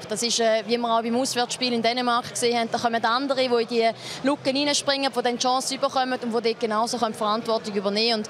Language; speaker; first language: German; native; German